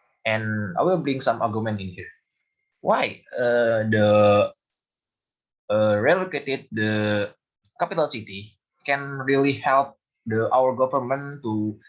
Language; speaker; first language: English; non-native, learner; Indonesian